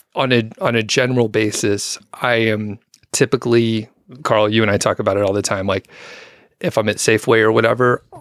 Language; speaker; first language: English; early bilingual, other home language; Filipino